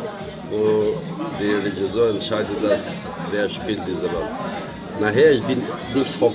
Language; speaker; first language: German; non-native, learner; Albanian